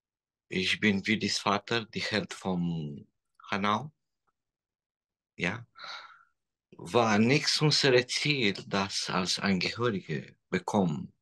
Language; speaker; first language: German; non-native, learner; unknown